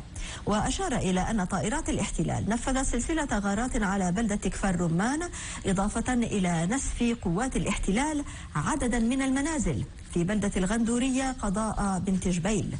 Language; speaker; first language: Arabic; native; Arabic